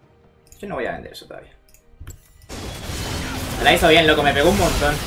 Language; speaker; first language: Spanish; native; Spanish